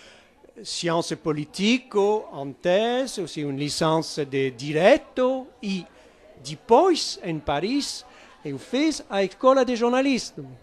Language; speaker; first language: Portuguese; non-native, learner; French